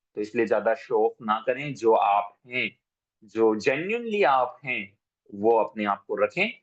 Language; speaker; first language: Hindi; native; Hindi